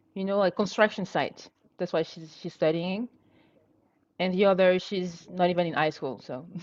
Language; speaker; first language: English; non-native, local second language; French